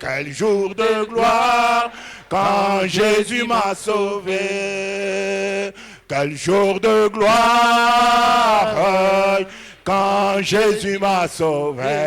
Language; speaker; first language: French; non-native, local second language; Lingala